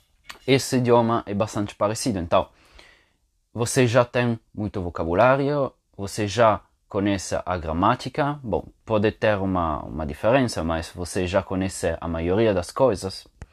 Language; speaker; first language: Portuguese; non-native, fluent; Italian